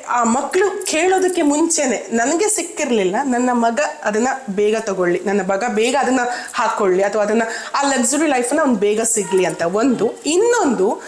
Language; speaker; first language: Kannada; native; Kannada